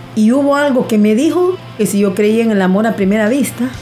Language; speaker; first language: Spanish; native; Spanish